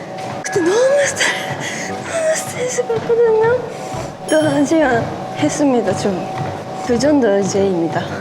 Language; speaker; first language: Korean; non-native, fluent; Japanese